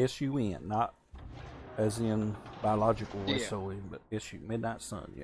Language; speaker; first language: English; native; English